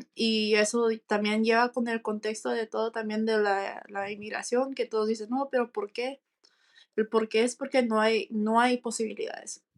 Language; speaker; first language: Spanish; early bilingual, heritage; Spanish